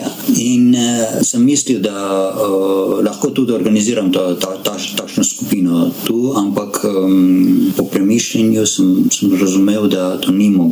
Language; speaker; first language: Slovenian; non-native, learner; Armenian